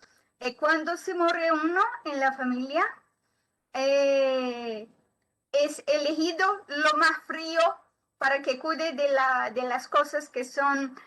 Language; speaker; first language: Spanish; non-native, learner; Portuguese